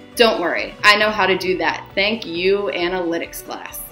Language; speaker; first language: English; native; English